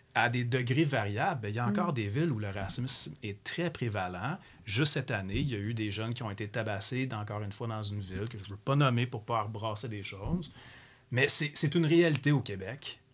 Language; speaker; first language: French; native; French